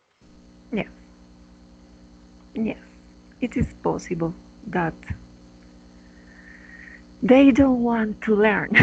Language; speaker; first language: English; non-native, learner; Spanish